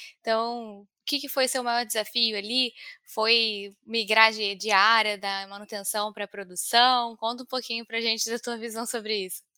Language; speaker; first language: Portuguese; native; Portuguese